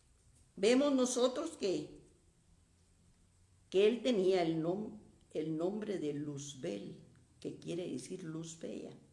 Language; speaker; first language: Spanish; native; Spanish